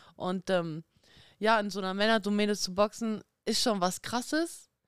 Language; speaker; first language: German; early bilingual, other home language; Russian